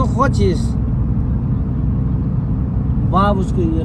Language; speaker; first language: Russian; non-native, learner; Hindi